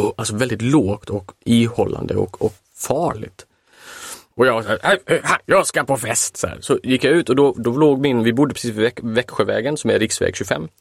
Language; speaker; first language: Swedish; native; Swedish